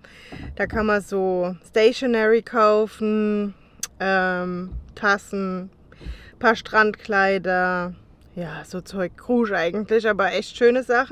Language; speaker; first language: German; native; German